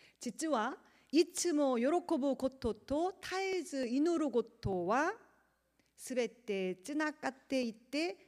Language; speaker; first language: Japanese; non-native, learner; Korean